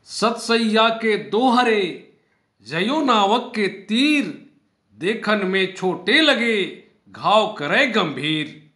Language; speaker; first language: Hindi; native; Hindi